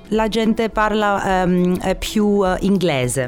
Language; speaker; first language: Italian; non-native, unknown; Greek